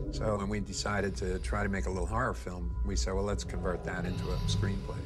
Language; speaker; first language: English; native; English